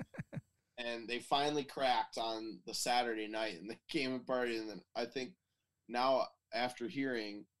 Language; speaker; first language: English; native; English